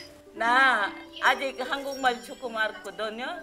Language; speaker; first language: Korean; non-native, learner; Filipino